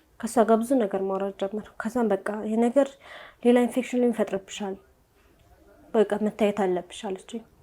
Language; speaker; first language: Amharic; native; Amharic